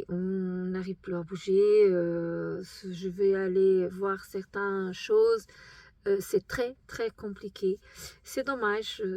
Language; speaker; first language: French; non-native, fluent; Portuguese